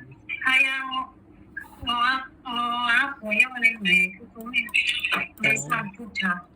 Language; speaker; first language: Cantonese; non-native, learner; Indonesian